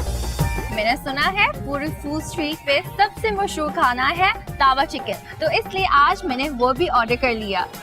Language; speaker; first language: Hindi; non-native, fluent; Chinese